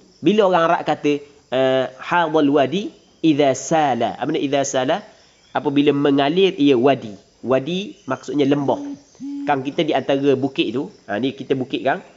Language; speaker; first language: Malay; native; Malay